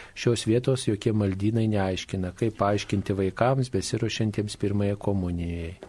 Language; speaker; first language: Lithuanian; native; Lithuanian